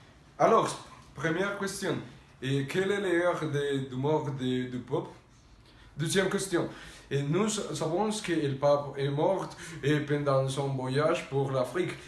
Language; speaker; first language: French; non-native, learner; Spanish